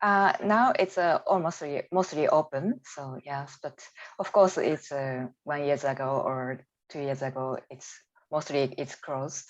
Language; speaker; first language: English; non-native, learner; Japanese